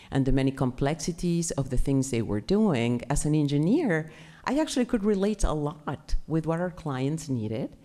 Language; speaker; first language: English; non-native, fluent; Spanish